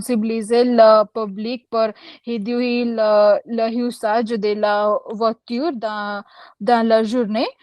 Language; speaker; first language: French; non-native, learner; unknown